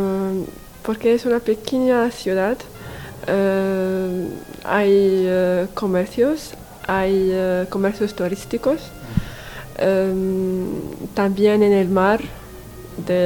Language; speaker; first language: Spanish; non-native, learner; Arabic